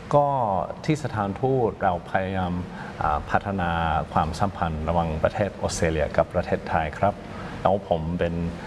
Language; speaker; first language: Thai; non-native, fluent; English